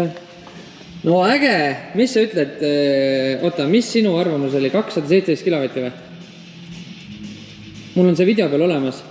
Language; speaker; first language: Estonian; native; Estonian